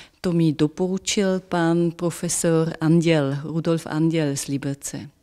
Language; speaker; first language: Czech; non-native, fluent; German